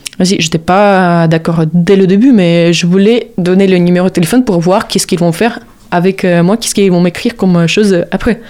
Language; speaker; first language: French; non-native, fluent; Russian